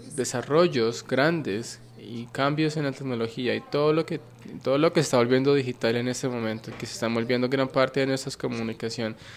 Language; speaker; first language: Spanish; non-native, fluent; Finnish